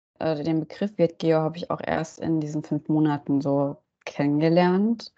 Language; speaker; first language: German; native; German